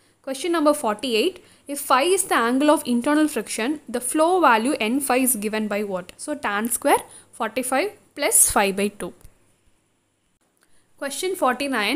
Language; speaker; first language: English; non-native, local second language; Tamil